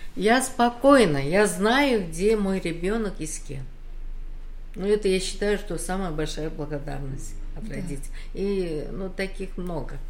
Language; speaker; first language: Russian; native; Russian